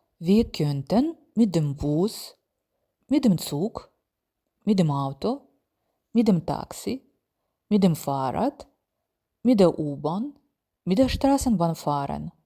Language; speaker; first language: German; non-native, fluent; Ukrainian